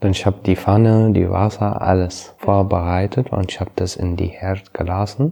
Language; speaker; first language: German; non-native, learner; Arabic